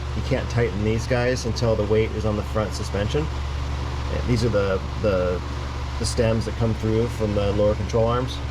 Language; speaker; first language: English; native; English